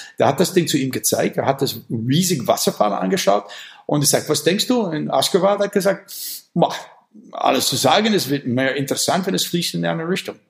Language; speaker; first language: German; non-native, fluent; English